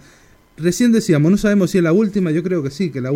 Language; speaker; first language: Spanish; native; Spanish